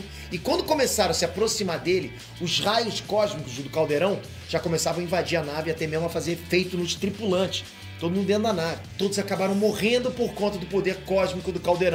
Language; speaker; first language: Portuguese; native; Portuguese